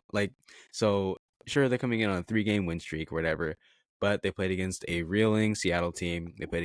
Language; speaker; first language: English; native; English